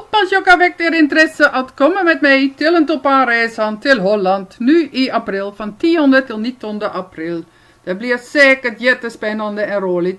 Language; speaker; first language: Swedish; non-native, fluent; Dutch